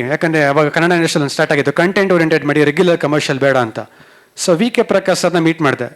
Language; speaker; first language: Kannada; native; Kannada